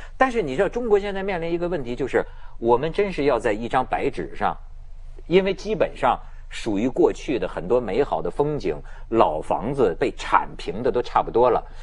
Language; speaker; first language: Chinese; native; Chinese